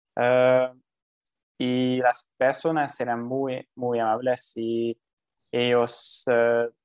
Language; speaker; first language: Spanish; non-native, learner; Hungarian